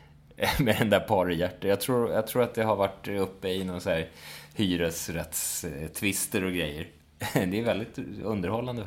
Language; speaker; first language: Swedish; native; Swedish